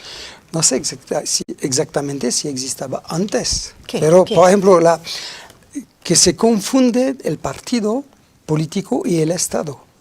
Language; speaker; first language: Spanish; non-native, fluent; French